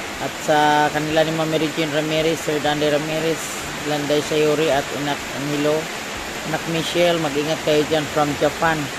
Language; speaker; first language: Filipino; non-native, local second language; Cebuano